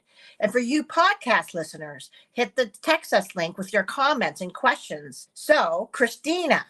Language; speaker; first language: English; early bilingual, other home language; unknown